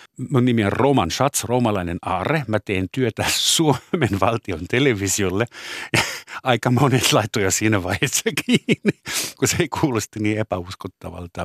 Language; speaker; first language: Finnish; non-native, fluent; German